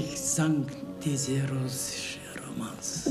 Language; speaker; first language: German; non-native, learner; Bulgarian